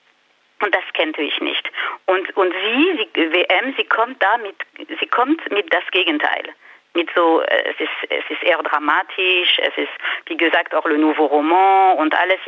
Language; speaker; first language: German; non-native, fluent; French